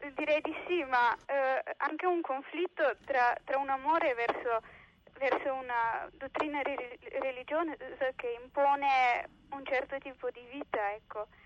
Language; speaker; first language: Italian; early bilingual, heritage; Slovenian